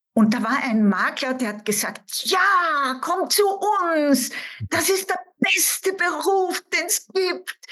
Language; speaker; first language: German; native; German